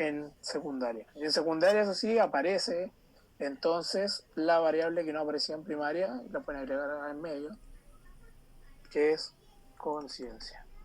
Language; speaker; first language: Spanish; native; Spanish